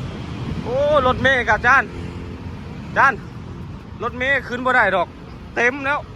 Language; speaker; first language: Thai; non-native, learner; Lao